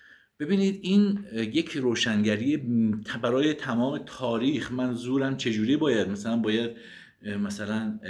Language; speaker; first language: Persian; native; Persian